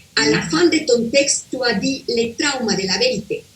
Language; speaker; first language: French; non-native, fluent; Spanish